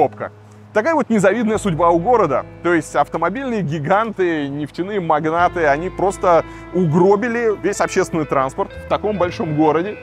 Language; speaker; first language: Russian; native; Russian